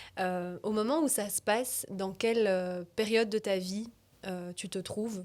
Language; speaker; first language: French; native; French